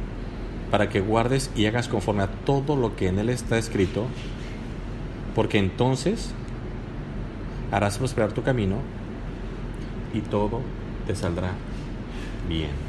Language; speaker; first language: Spanish; native; Spanish